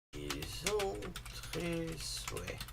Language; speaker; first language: French; non-native, learner; English